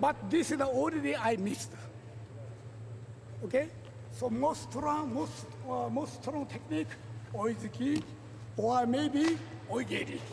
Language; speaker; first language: English; non-native, learner; Japanese